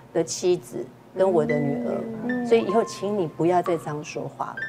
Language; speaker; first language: Chinese; native; Chinese